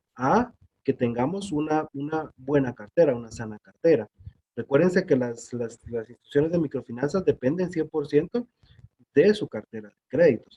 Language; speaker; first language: Spanish; native; Spanish